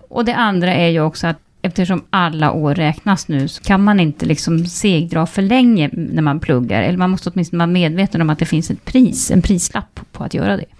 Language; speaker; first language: Swedish; native; Swedish